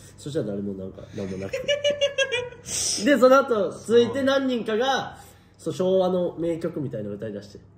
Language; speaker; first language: Japanese; native; Japanese